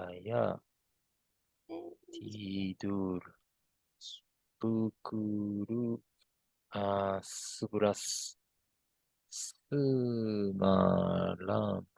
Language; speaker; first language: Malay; non-native, fluent; Japanese